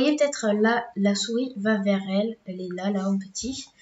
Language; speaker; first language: French; native; French